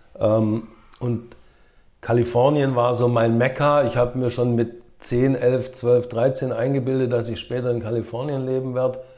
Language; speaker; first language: German; native; German